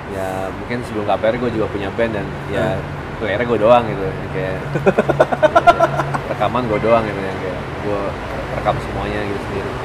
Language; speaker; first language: Indonesian; native; Indonesian